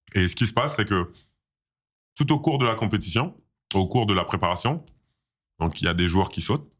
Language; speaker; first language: French; native; French